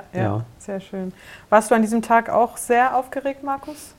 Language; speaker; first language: German; native; German